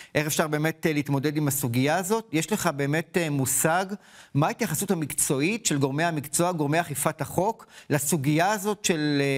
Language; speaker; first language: Hebrew; native; Hebrew